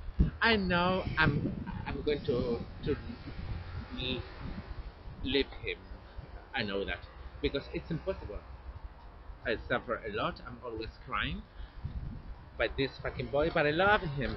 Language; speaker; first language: English; non-native, learner; Spanish